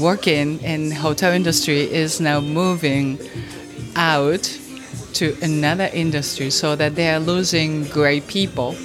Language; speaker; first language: English; non-native, fluent; Japanese